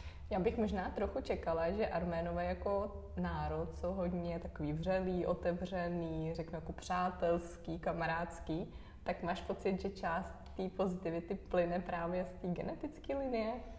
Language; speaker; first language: Czech; native; Czech